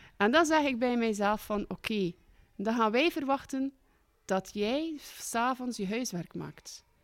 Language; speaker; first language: Dutch; native; Dutch